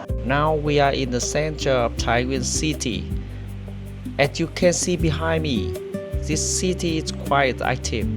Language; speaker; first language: English; non-native, fluent; Vietnamese